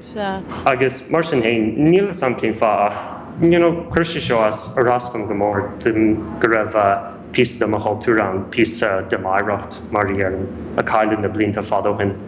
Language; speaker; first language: Irish; non-native, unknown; English